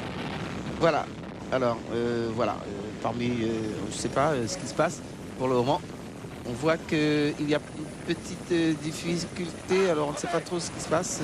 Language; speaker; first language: French; native; French